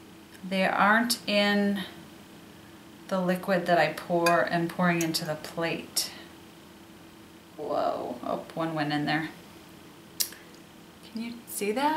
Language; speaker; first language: English; native; English